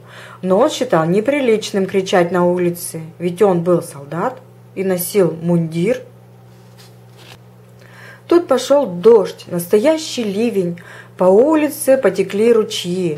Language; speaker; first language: Russian; native; Russian